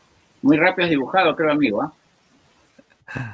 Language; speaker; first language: Spanish; native; Spanish